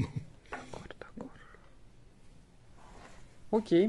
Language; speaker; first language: French; non-native, learner; Russian